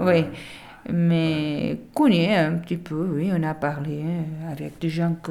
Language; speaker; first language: French; non-native, learner; Portuguese